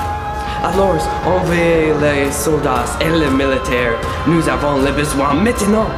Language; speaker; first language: French; non-native, learner; English